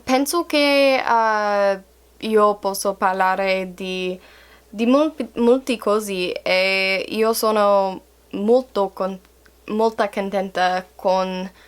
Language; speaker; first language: Italian; non-native, learner; English